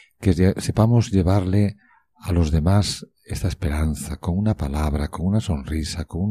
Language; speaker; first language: Spanish; native; Spanish